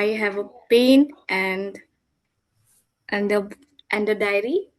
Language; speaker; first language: English; non-native, learner; Hindi